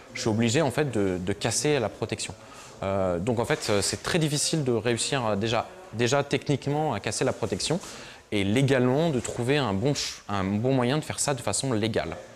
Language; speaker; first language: French; native; French